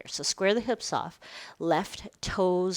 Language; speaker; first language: English; native; English